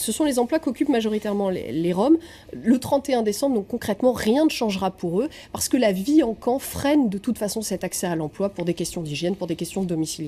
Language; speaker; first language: French; native; French